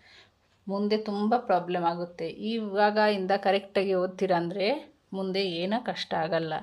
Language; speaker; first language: Kannada; non-native, local second language; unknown